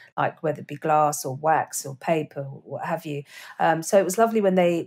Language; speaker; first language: English; native; English